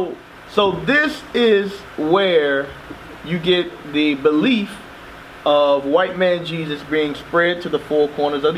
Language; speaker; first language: English; native; English